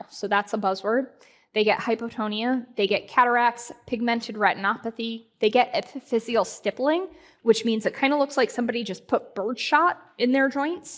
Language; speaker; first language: English; native; English